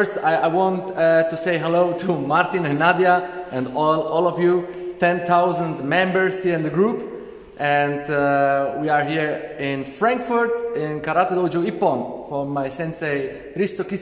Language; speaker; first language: English; non-native, learner; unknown